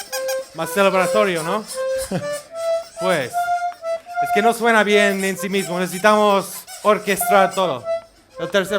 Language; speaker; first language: Spanish; non-native, fluent; English